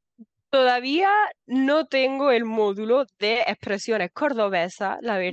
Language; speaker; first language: Spanish; native; Spanish